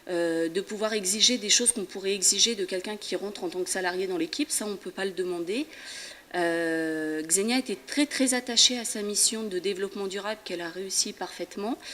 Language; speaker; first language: French; native; French